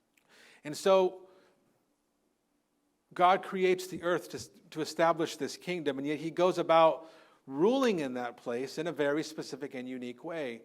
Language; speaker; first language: English; native; English